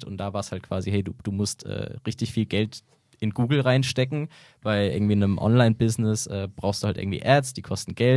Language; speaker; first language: German; native; German